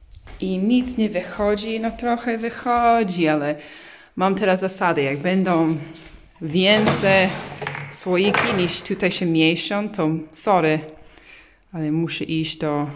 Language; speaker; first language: Polish; early bilingual, heritage; English